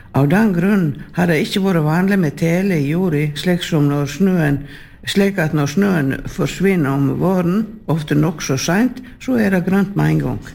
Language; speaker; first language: Norwegian; native; Norwegian